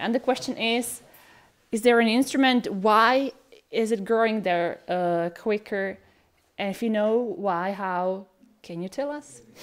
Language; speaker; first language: English; non-native, fluent; Czech